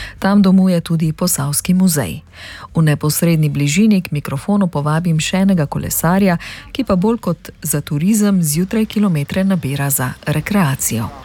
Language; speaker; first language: Slovenian; native; Slovenian